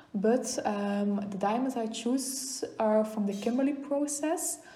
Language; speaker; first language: English; non-native, fluent; Dutch